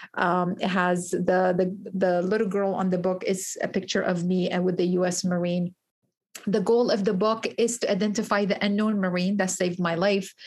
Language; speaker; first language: English; early bilingual, other home language; Kurdish